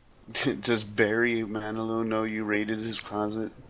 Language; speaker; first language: English; native; English